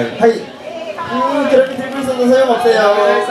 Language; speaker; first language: Japanese; non-native, learner; Korean